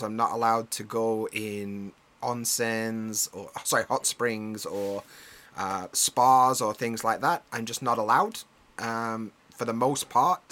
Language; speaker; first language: English; native; English